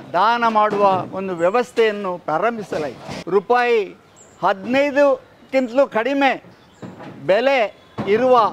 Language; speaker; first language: Kannada; non-native, local second language; Konkani